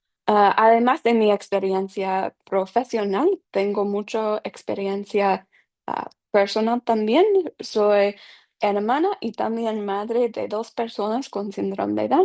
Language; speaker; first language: Spanish; non-native, fluent; English